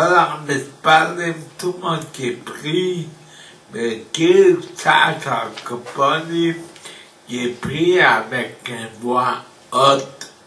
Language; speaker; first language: French; non-native, fluent; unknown